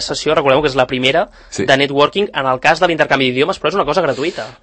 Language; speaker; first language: Catalan; native; Catalan